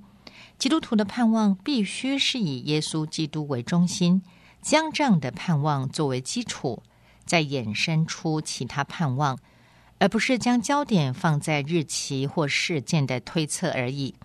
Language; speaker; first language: Chinese; native; Chinese